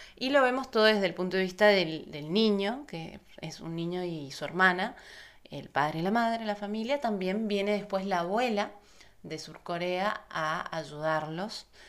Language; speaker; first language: Spanish; native; Spanish